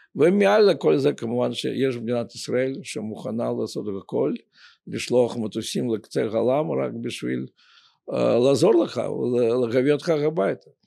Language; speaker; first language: Hebrew; non-native, fluent; Russian